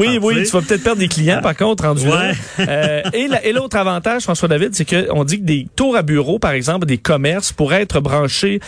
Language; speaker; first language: French; native; French